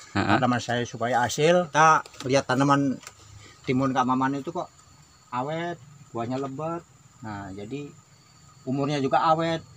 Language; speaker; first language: Indonesian; non-native, local second language; Javanese